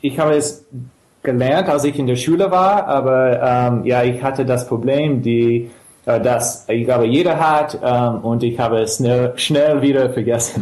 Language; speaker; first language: German; non-native, fluent; English